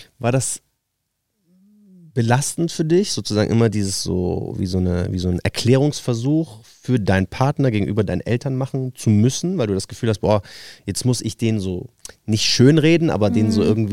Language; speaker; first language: German; native; German